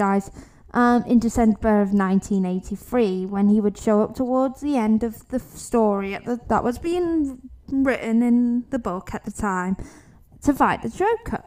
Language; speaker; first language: English; native; English